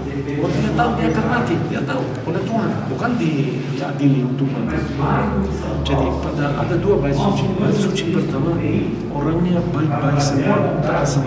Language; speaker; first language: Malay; non-native, fluent; Hebrew